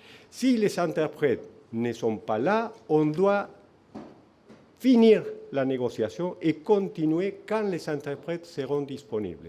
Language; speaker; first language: French; non-native, fluent; Spanish